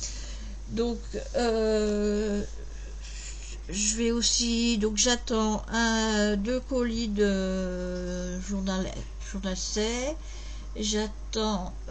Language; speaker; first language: French; native; French